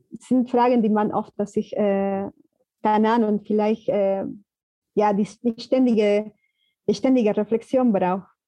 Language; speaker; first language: German; non-native, fluent; Spanish